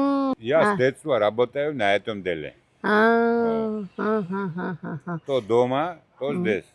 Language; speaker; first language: Russian; non-native, local second language; Georgian